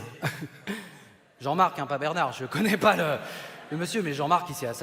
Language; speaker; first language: French; native; French